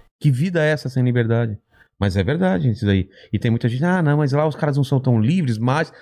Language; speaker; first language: Portuguese; native; Portuguese